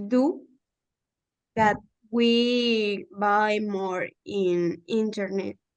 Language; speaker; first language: English; non-native, learner; Spanish